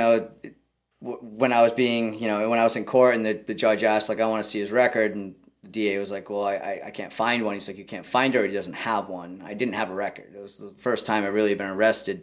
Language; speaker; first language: English; native; English